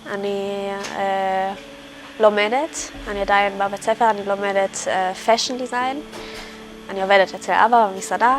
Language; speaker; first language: Hebrew; early bilingual, heritage; German